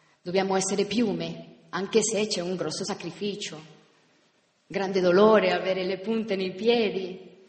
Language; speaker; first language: Italian; non-native, fluent; Spanish